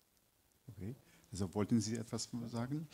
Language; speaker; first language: German; non-native, fluent; Polish